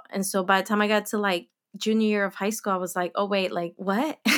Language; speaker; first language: English; early bilingual, other home language; Spanish